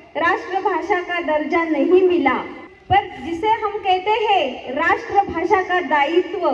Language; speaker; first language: Hindi; non-native, local second language; Marathi